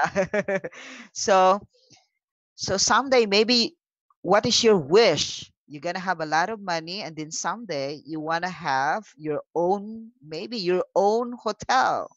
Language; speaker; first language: English; non-native, local second language; Filipino